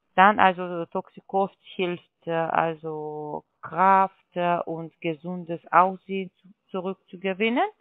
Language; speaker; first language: German; non-native, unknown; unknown